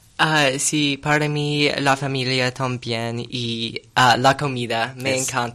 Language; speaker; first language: Spanish; non-native, learner; English